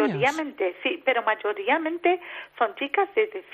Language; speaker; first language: Spanish; non-native, learner; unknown